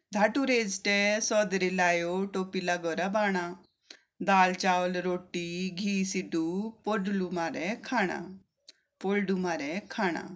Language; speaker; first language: Hindi; native; Hindi